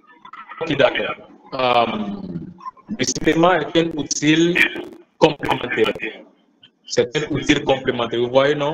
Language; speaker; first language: French; non-native, fluent; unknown